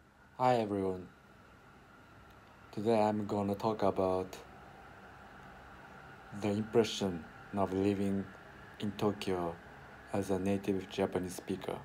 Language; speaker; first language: English; non-native, learner; Japanese